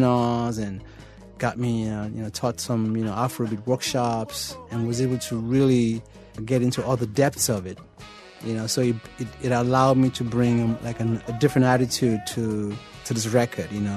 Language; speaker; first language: English; non-native, local second language; Yoruba